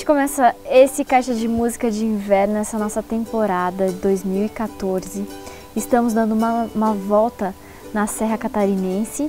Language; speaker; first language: Portuguese; native; Portuguese